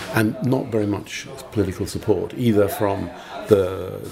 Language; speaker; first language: English; native; English